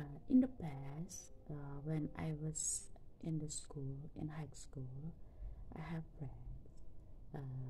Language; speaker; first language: English; non-native, learner; Indonesian